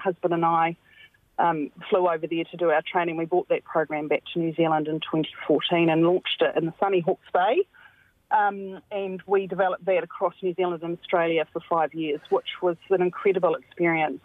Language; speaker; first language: English; native; English